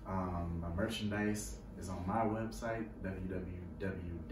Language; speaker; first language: English; native; English